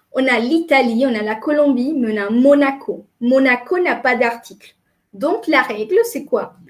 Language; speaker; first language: French; non-native, fluent; Spanish